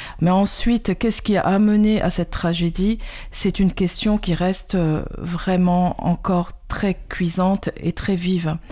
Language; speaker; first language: French; early bilingual, other home language; Khmer